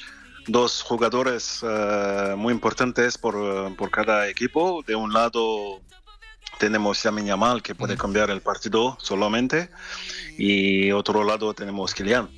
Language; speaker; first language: Spanish; non-native, fluent; French